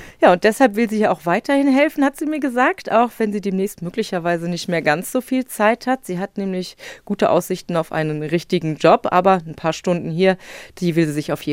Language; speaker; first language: German; native; German